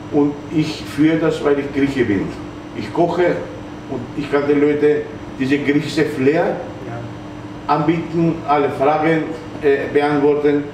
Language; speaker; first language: German; non-native, fluent; Greek